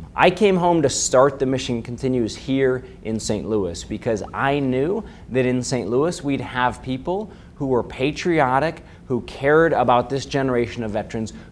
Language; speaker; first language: English; native; English